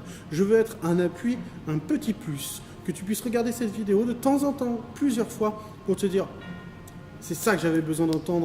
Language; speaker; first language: French; native; French